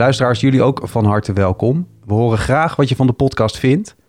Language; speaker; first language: Dutch; native; Dutch